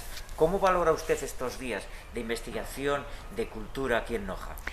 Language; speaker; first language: Spanish; native; Spanish